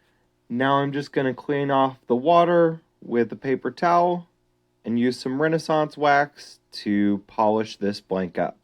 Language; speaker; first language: English; native; English